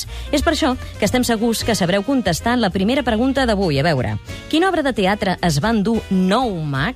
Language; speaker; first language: Catalan; native; Catalan